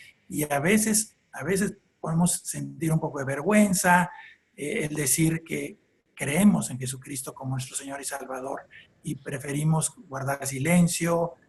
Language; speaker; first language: Spanish; native; Spanish